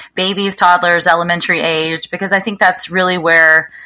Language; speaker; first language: English; native; English